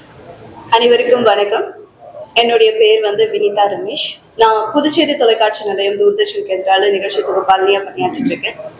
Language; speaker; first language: Tamil; native; Tamil